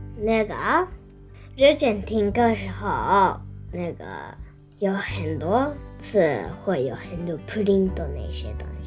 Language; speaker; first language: Chinese; early bilingual, heritage; Chinese